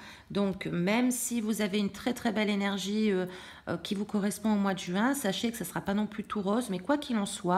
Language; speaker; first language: French; native; French